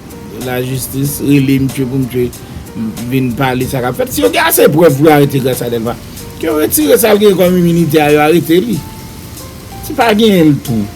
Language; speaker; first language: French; non-native, local second language; Haitian Creole